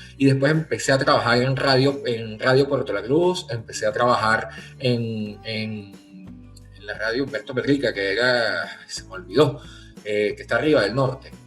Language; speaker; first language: Spanish; native; Spanish